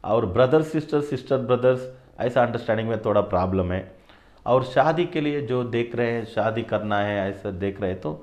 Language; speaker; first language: Hindi; non-native, local second language; Kannada